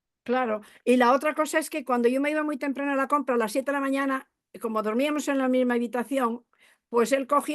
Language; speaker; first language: Spanish; native; Spanish